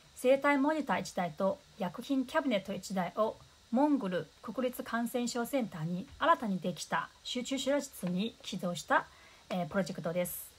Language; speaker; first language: Japanese; non-native, fluent; Chinese